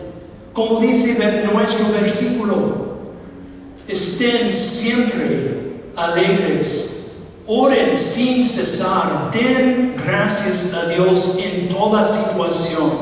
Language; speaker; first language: Spanish; non-native, fluent; English